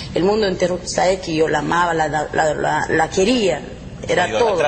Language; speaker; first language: Spanish; native; Spanish